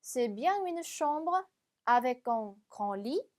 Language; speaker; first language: French; non-native, fluent; Korean